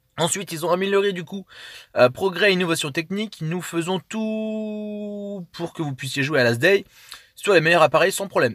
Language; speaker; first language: French; native; French